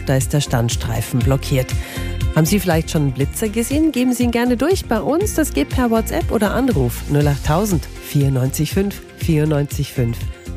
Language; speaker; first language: German; native; German